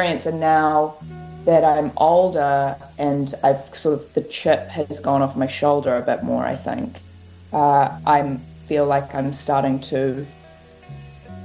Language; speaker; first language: English; native; English